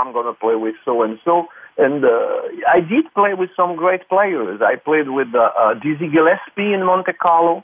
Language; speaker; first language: English; non-native, fluent; French